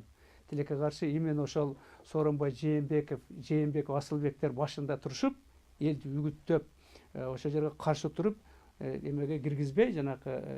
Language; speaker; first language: Kyrgyz; native; Kyrgyz